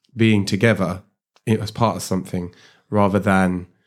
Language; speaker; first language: English; native; English